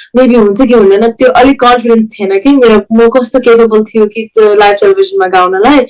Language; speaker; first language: Nepali; early bilingual, heritage; Nepali